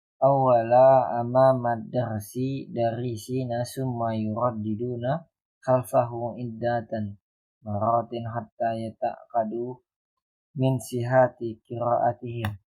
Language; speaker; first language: Arabic; non-native, learner; Indonesian